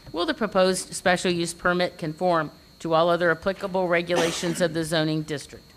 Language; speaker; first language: English; native; English